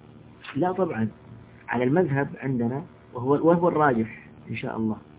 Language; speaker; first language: Arabic; native; Arabic